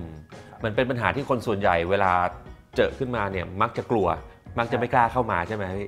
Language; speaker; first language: Thai; native; Thai